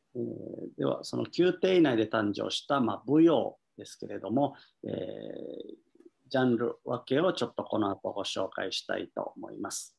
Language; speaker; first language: Japanese; native; Japanese